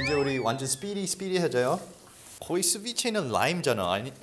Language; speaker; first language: Korean; non-native, learner; Spanish